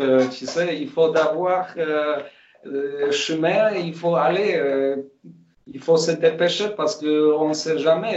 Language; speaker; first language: French; non-native, fluent; Polish